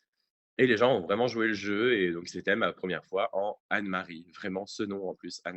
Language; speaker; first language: French; native; French